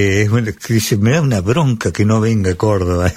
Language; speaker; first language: Spanish; native; Spanish